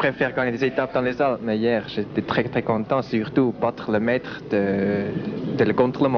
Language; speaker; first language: French; non-native, fluent; Swiss German